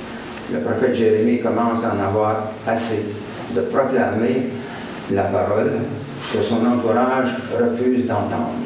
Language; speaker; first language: French; native; French